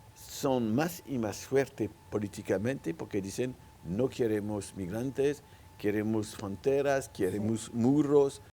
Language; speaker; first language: Spanish; non-native, local second language; French